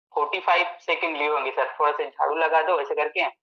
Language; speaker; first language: Hindi; native; Hindi